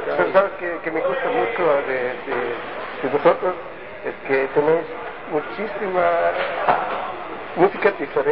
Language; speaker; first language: Spanish; non-native, learner; German